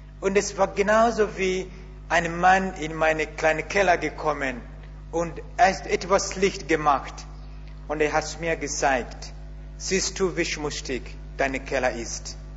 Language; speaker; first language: German; non-native, learner; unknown